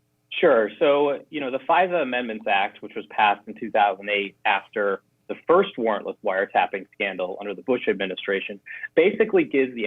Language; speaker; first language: English; native; English